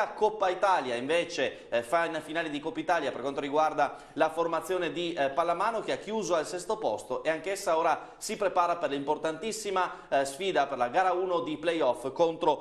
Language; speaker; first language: Italian; native; Italian